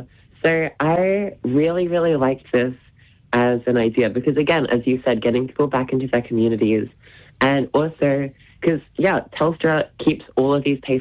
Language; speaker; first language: English; native; English